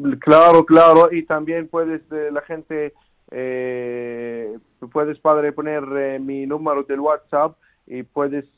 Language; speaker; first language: Spanish; non-native, learner; Arabic